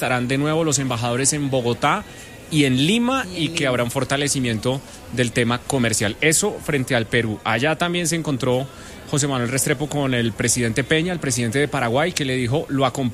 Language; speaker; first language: Spanish; native; Spanish